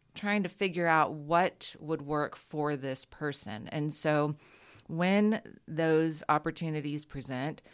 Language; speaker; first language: English; native; English